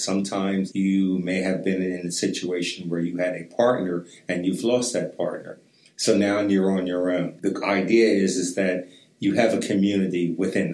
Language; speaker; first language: English; native; English